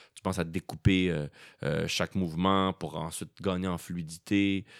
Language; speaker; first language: French; native; French